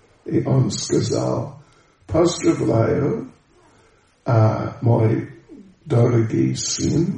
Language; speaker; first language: Russian; non-native, learner; English